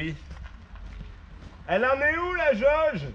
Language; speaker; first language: French; native; French